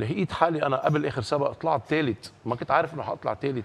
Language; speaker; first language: Arabic; native; Arabic